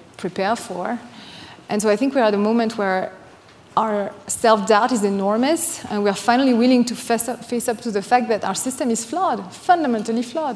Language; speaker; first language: English; non-native, fluent; French